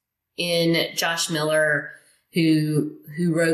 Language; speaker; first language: English; non-native, fluent; Indonesian